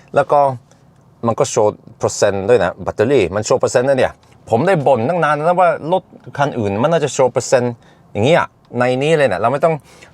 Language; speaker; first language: Thai; early bilingual, heritage; Thai